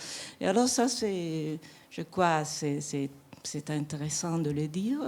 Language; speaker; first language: French; non-native, fluent; Italian